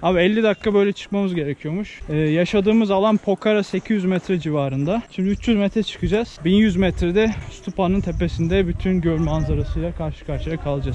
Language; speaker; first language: Turkish; native; Turkish